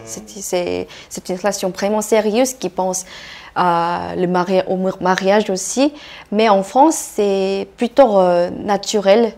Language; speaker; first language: French; non-native, fluent; Korean